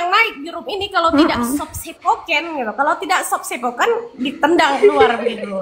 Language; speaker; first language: Indonesian; native; Indonesian